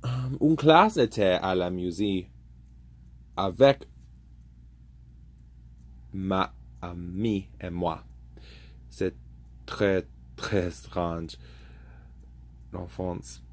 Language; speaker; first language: French; non-native, learner; English